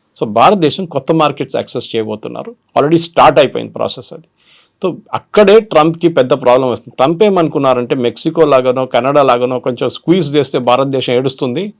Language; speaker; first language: Telugu; non-native, local second language; Malayalam